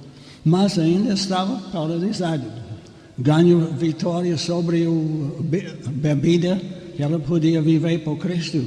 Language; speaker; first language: Portuguese; non-native, fluent; English